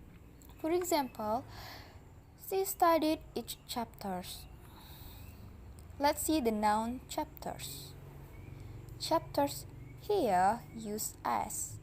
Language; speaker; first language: English; non-native, learner; Indonesian